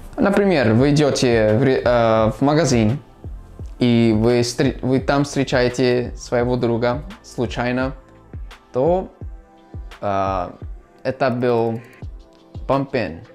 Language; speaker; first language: Russian; non-native, fluent; English